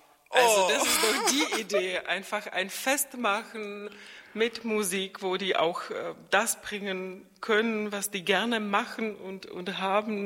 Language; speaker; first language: German; non-native, fluent; Czech